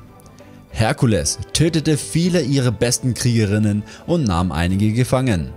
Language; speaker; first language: German; native; German